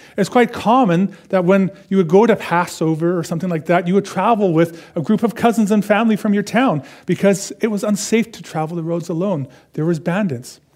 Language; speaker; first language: English; native; English